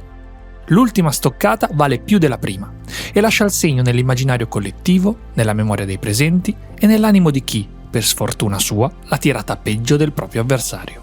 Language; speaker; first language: Italian; native; Italian